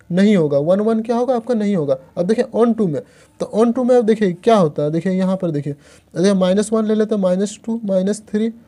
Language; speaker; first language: Hindi; native; Hindi